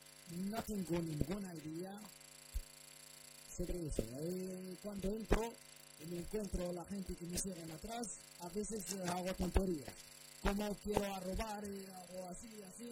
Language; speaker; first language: Spanish; non-native, learner; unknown